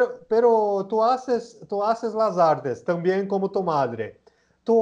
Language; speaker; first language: Spanish; non-native, learner; Portuguese